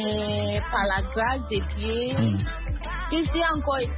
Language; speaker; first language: French; non-native, learner; Akan